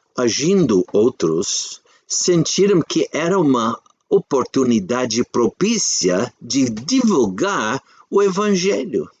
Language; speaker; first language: Portuguese; non-native, fluent; English